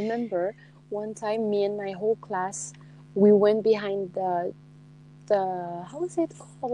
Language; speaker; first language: English; non-native, fluent; French